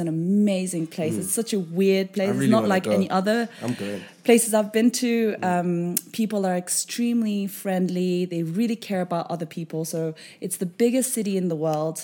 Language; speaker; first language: English; non-native, local second language; Japanese